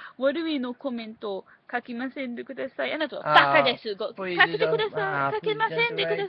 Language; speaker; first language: Japanese; non-native, learner; English